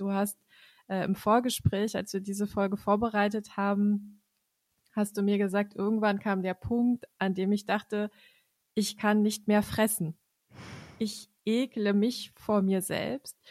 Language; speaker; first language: German; native; German